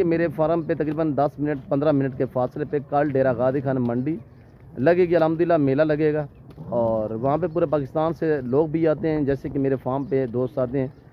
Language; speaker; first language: Hindi; non-native, local second language; Saraiki